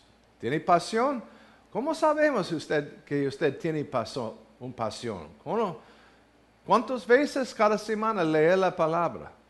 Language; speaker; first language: Spanish; non-native, learner; English